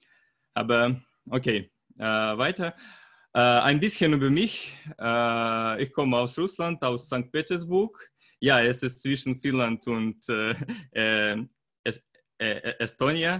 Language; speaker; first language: German; non-native, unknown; Russian